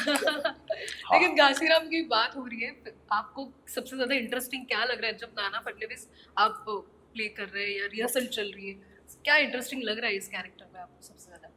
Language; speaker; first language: Hindi; non-native, local second language; Marathi